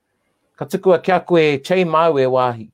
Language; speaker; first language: Māori; non-native, local second language; English